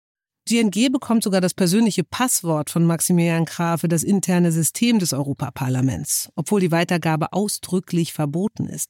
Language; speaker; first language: German; native; German